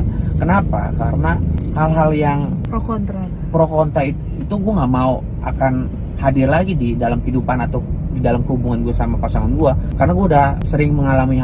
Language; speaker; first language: Indonesian; native; Indonesian